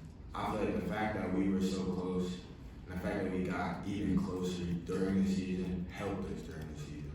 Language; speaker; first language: English; native; English